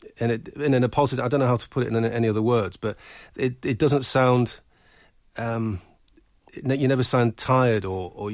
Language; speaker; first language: English; native; English